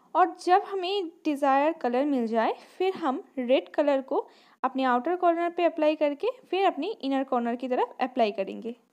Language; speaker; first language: Hindi; non-native, local second language; Bangla